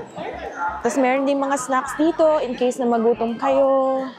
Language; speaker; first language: Filipino; native; Filipino